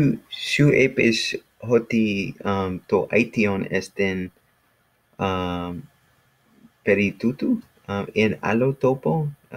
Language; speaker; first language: Greek; non-native, learner; English